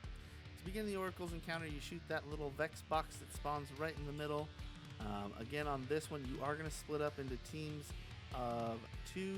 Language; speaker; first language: English; native; English